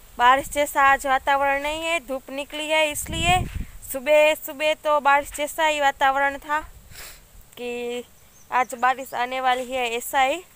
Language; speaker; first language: Hindi; non-native, local second language; Gujarati